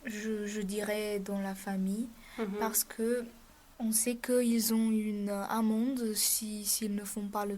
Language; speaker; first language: French; non-native, fluent; Bulgarian